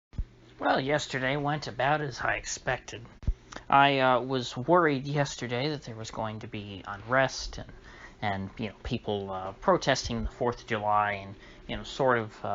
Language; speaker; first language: English; native; English